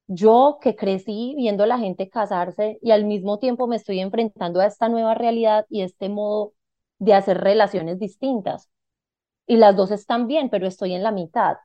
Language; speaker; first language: Spanish; native; Spanish